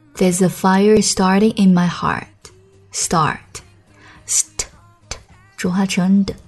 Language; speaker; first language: English; non-native, fluent; Chinese